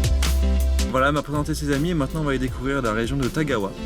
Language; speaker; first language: French; native; French